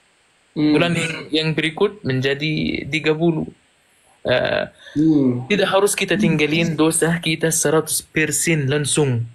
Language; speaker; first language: Indonesian; non-native, fluent; Arabic